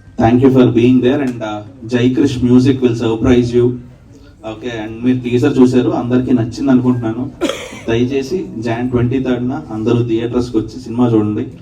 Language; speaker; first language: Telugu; native; Telugu